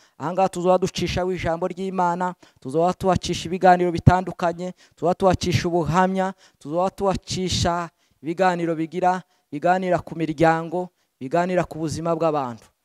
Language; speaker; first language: Kinyarwanda; native; Kinyarwanda